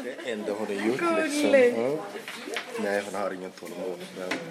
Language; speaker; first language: Swedish; non-native, local second language; Arabic